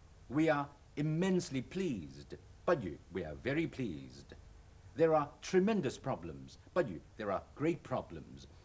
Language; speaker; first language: English; non-native, local second language; Cantonese